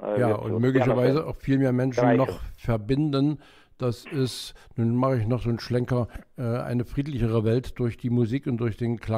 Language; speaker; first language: German; native; German